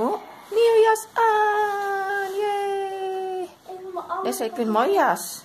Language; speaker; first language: Dutch; non-native, learner; Indonesian